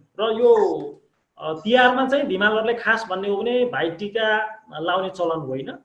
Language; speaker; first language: Nepali; non-native, local second language; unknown